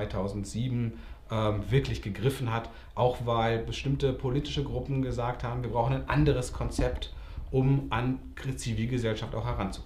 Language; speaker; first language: German; native; German